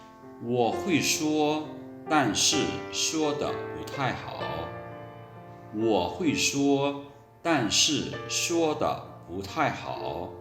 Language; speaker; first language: Chinese; non-native, fluent; Lao